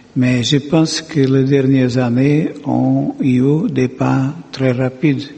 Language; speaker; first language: French; non-native, fluent; Portuguese